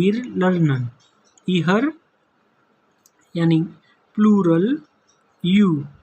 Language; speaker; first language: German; non-native, learner; Gujarati